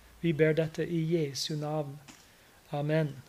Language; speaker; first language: Norwegian; non-native, fluent; English